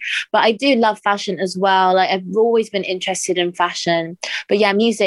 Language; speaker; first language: English; native; English